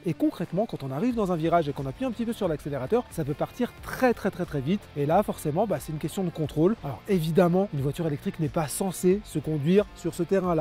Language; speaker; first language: French; native; French